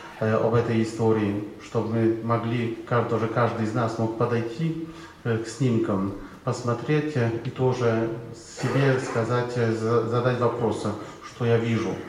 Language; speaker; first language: Russian; non-native, fluent; Polish